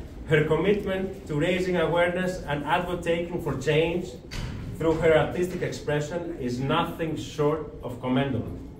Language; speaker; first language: English; non-native, fluent; Greek